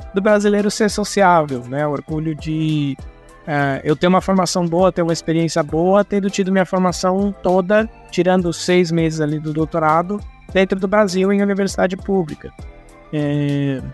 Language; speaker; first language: Portuguese; native; Portuguese